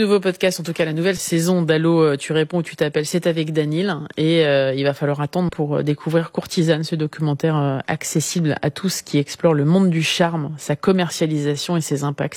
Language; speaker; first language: French; native; French